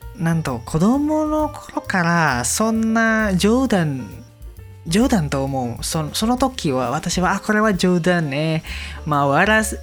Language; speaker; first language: Japanese; non-native, learner; Indonesian